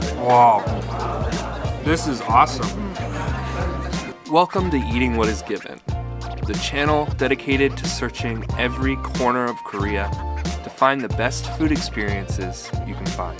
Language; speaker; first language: English; non-native, fluent; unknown